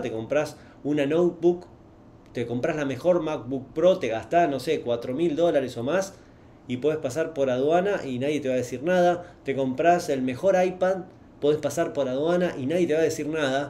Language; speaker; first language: Spanish; native; Spanish